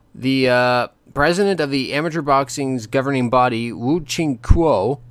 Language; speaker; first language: English; native; English